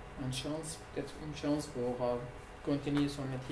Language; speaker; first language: French; non-native, learner; Kurdish